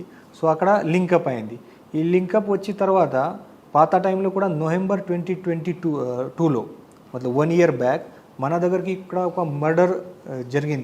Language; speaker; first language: Telugu; non-native, fluent; Hindi